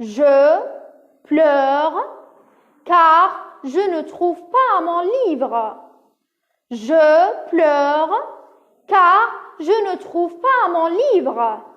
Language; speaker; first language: French; non-native, local second language; Arabic